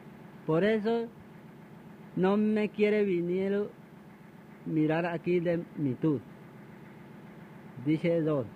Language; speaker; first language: Spanish; non-native, local second language; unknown